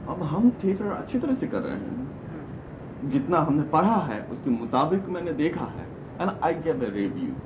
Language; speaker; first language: Hindi; non-native, local second language; Manipuri